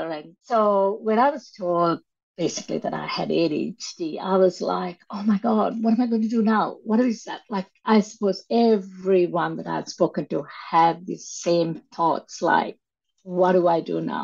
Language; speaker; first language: English; non-native, local second language; Sinhala